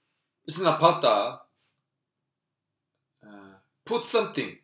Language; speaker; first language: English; non-native, fluent; Korean